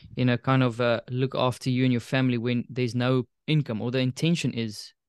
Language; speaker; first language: English; non-native, local second language; Afrikaans